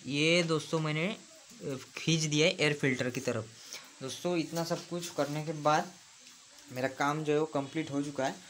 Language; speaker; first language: Hindi; non-native, local second language; Marathi